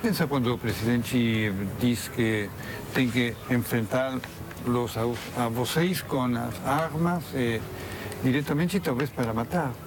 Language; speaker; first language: Portuguese; non-native, learner; Spanish